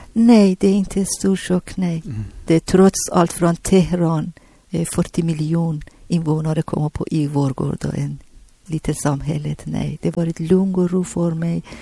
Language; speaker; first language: Swedish; non-native, learner; Persian